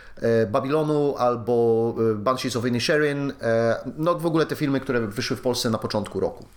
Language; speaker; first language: Polish; native; Polish